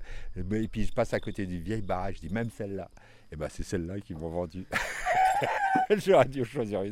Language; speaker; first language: French; native; French